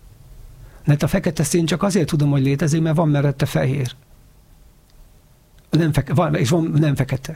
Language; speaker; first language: Hungarian; native; Hungarian